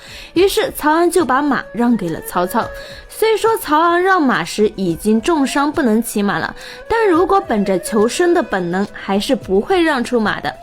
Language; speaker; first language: Chinese; native; Chinese